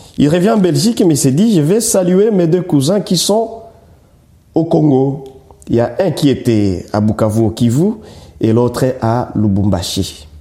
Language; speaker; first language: French; non-native, local second language; Swahili